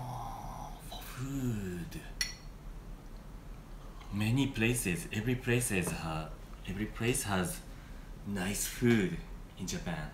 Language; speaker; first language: English; non-native, learner; Japanese